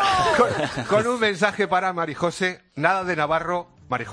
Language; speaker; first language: Spanish; native; Spanish